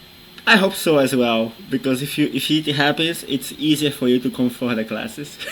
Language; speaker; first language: English; non-native, fluent; Portuguese